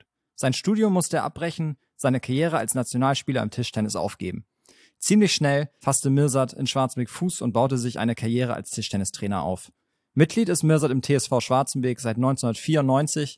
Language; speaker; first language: German; native; German